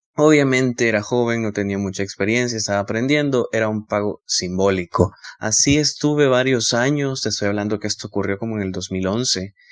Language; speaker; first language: Spanish; native; Spanish